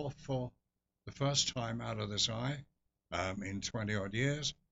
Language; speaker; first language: English; native; English